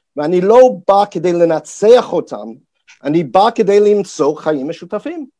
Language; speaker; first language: Hebrew; non-native, fluent; English